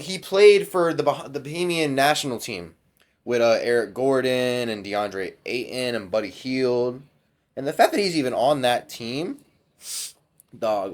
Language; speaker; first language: English; native; English